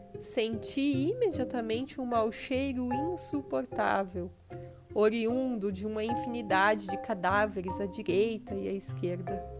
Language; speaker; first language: Portuguese; native; Portuguese